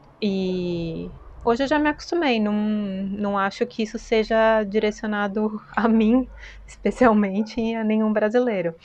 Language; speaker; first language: Portuguese; native; Portuguese